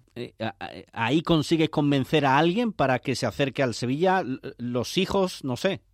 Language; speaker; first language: Spanish; native; Spanish